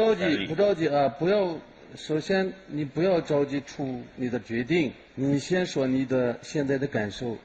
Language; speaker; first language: Chinese; non-native, local second language; Uyghur